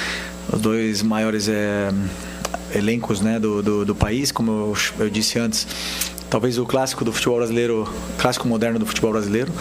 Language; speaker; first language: Portuguese; native; Portuguese